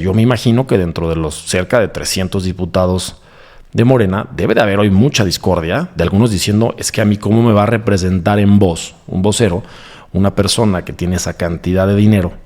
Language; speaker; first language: Spanish; native; Spanish